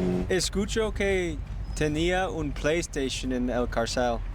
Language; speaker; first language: Spanish; non-native, learner; English